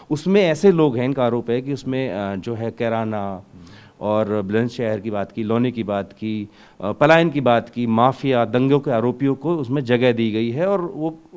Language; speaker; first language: Hindi; native; Hindi